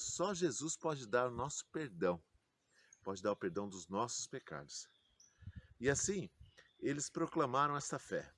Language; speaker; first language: Portuguese; native; Portuguese